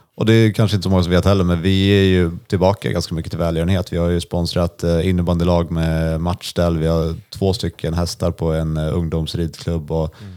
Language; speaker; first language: Swedish; native; Swedish